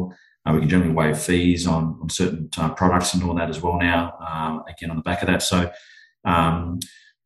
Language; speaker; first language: English; native; English